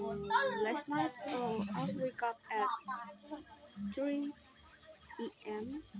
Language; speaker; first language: English; non-native, learner; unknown